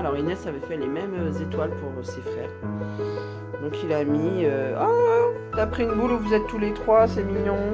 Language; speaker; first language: French; native; French